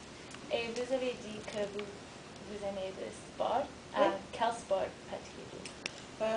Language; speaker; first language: French; non-native, learner; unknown